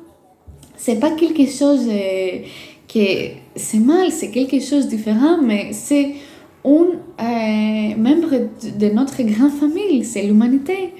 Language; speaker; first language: French; non-native, fluent; Greek